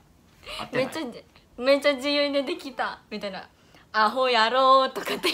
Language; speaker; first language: Japanese; non-native, fluent; Indonesian